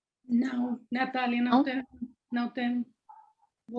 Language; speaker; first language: Portuguese; non-native, fluent; Spanish